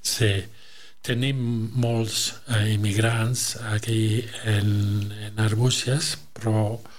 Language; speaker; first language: Catalan; non-native, learner; French